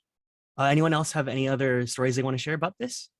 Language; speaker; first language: English; native; English